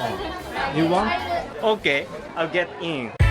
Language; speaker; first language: English; non-native, learner; Japanese